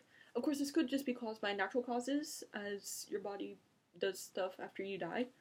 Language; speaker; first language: English; native; English